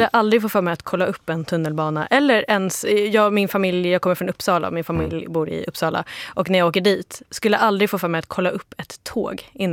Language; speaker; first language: Swedish; native; Swedish